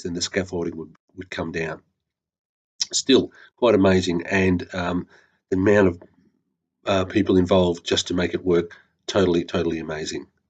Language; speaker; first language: English; native; English